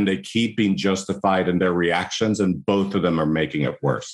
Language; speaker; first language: English; native; English